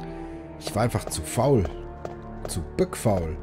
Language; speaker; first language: German; native; German